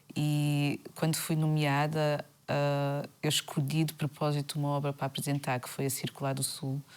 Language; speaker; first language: Portuguese; native; Portuguese